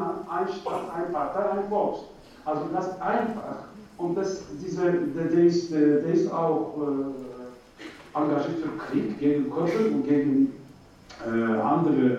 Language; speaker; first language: German; non-native, learner; Turkish